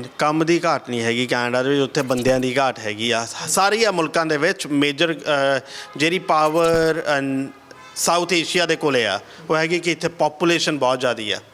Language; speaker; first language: Punjabi; early bilingual, heritage; Punjabi